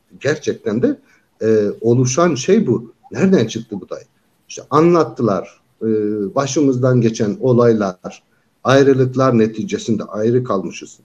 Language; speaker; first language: Turkish; non-native, local second language; Kyrgyz